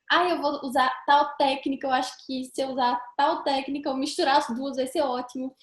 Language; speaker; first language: Portuguese; native; Portuguese